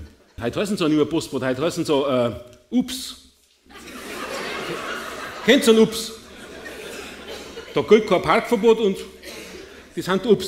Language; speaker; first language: German; native; German